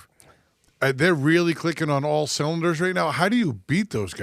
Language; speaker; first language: English; native; English